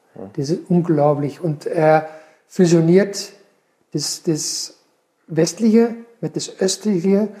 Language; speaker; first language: German; non-native, fluent; Dutch